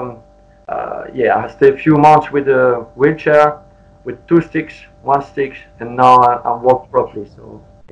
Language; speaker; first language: English; non-native, learner; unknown